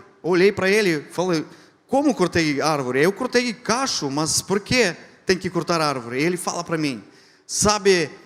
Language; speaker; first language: Portuguese; non-native, fluent; Ukrainian